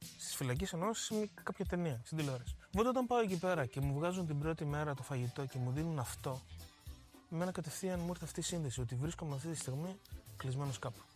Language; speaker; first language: Greek; early bilingual, other home language; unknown